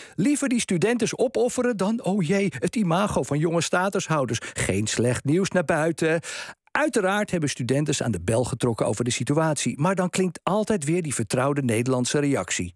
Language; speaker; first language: Dutch; native; Dutch